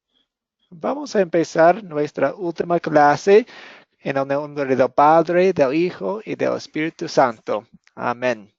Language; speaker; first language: Spanish; non-native, fluent; English